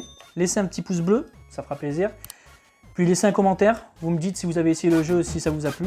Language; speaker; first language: French; native; French